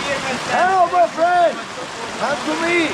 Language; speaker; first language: English; non-native, learner; Slovak